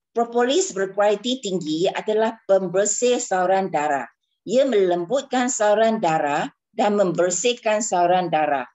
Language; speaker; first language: Malay; non-native, local second language; Chinese